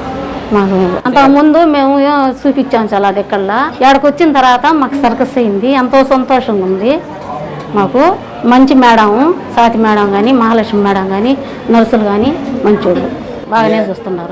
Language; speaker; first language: Telugu; native; Telugu